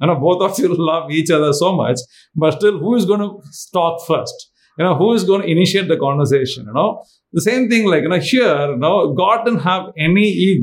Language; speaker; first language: English; non-native, local second language; Tamil